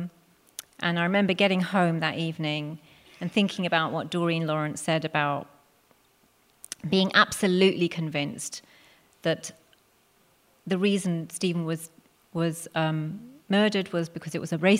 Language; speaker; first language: English; non-native, local second language; Punjabi